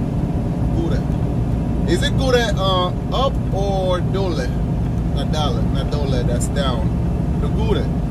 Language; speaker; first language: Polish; non-native, learner; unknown